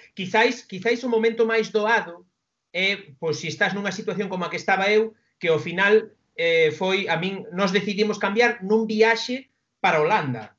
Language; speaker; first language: Galician; non-native, local second language; Spanish